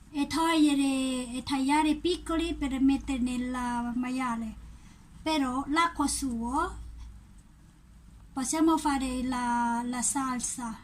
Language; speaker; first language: Italian; non-native, learner; Thai